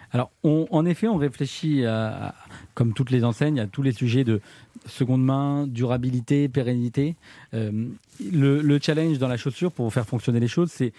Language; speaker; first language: French; native; French